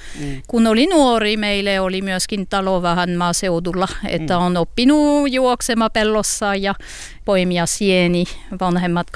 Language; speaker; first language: Finnish; non-native, learner; French